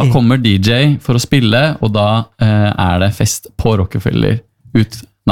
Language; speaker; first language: Norwegian; native; Norwegian